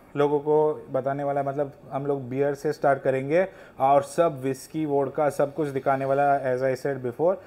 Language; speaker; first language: Hindi; non-native, local second language; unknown